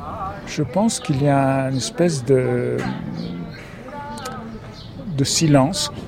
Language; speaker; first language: French; non-native, fluent; Spanish